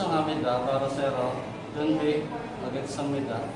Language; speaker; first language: Korean; non-native, learner; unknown